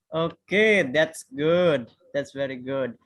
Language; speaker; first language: English; non-native, fluent; Indonesian